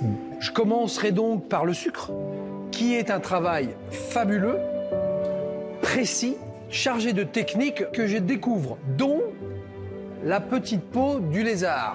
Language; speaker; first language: French; native; French